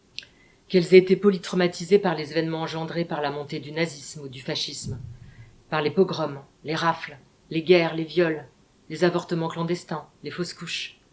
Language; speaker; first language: French; native; French